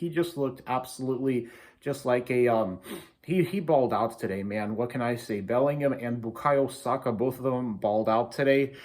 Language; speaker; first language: English; native; English